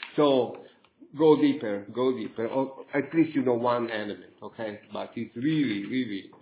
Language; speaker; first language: English; non-native, fluent; Italian